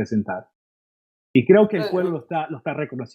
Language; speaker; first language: Spanish; early bilingual, heritage; Spanish